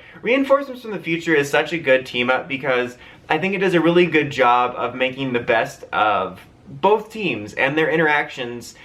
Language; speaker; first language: English; native; English